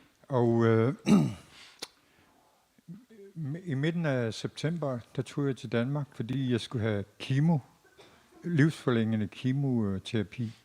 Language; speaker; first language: Danish; non-native, local second language; Kalaallisut